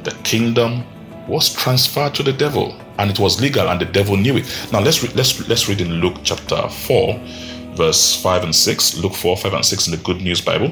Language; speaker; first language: English; non-native, local second language; Yoruba